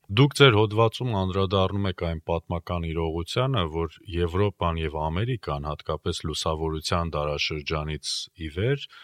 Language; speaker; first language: Armenian; native; Armenian